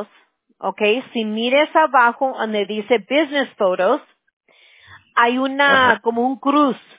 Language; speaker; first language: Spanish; early bilingual, heritage; Spanish